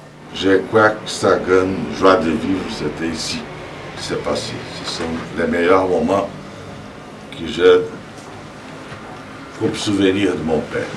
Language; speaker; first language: French; non-native, fluent; Portuguese